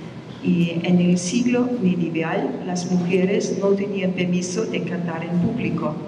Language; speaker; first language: Spanish; non-native, fluent; German